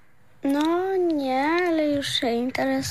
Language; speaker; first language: Polish; early bilingual, heritage; Polish